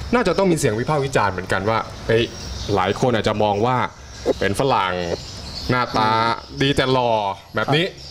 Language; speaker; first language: Thai; native; Thai